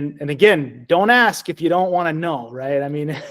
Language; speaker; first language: English; native; English